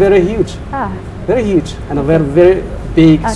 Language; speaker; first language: English; non-native, fluent; Chinese